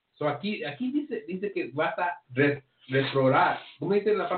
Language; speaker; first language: Spanish; early bilingual, heritage; English